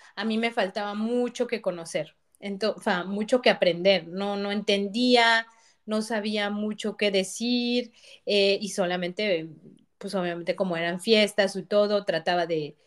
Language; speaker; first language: Spanish; native; Spanish